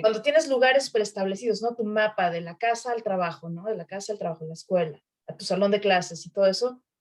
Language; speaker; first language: Spanish; native; Spanish